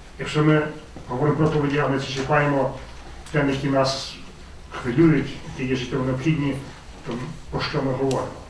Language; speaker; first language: Ukrainian; native; Ukrainian